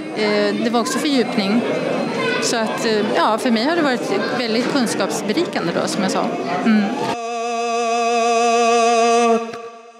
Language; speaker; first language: Swedish; native; Swedish